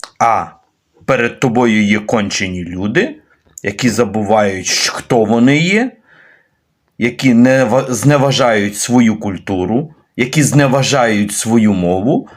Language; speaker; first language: Ukrainian; native; Ukrainian